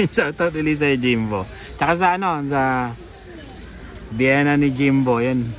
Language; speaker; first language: Filipino; native; Filipino